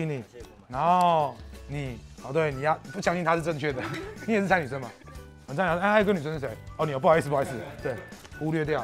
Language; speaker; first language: Chinese; native; Chinese